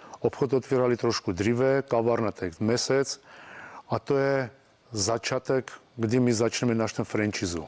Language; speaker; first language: Czech; non-native, fluent; Armenian